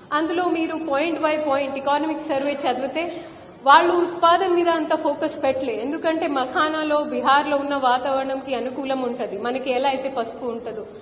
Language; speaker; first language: Telugu; non-native, fluent; Hindi